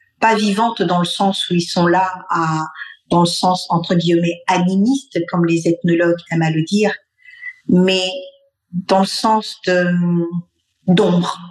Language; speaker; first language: French; non-native, local second language; Bambara